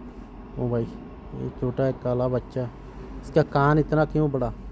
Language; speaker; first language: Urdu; non-native, fluent; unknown